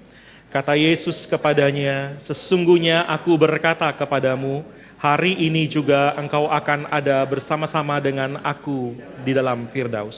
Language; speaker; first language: Indonesian; native; Indonesian